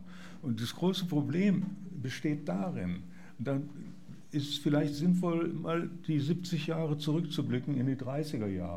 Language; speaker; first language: German; native; German